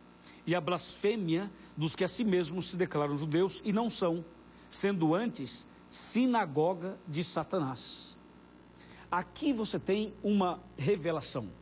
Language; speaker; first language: Portuguese; native; Portuguese